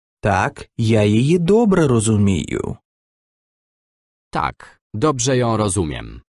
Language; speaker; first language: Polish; non-native, learner; Ukrainian